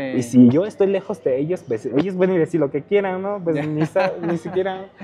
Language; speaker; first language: Spanish; non-native, fluent; Chinese